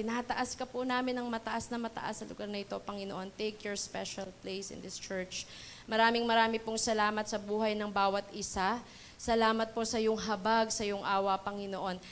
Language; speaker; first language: Filipino; native; Filipino